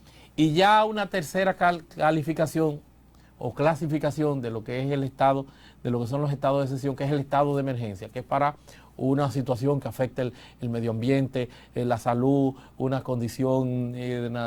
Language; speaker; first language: Spanish; native; Spanish